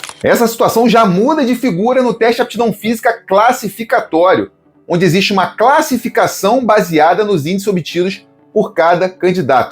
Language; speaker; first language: Portuguese; native; Portuguese